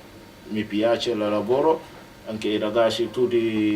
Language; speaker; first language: Italian; non-native, learner; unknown